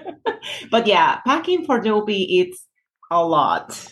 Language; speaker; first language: English; non-native, fluent; Spanish